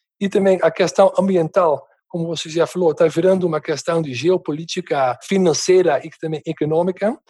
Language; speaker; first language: Portuguese; non-native, fluent; Dutch